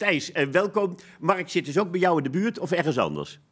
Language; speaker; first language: Dutch; native; Dutch